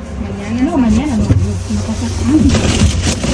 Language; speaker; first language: Spanish; non-native, learner; Arabic